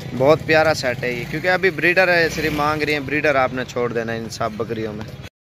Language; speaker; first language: Urdu; non-native, local second language; Punjabi